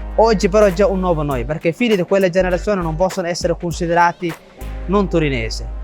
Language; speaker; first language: Italian; non-native, fluent; Somali